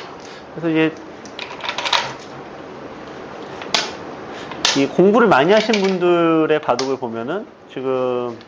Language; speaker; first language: Korean; native; Korean